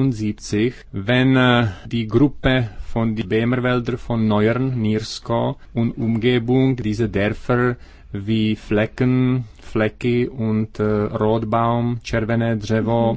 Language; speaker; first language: German; non-native, learner; Czech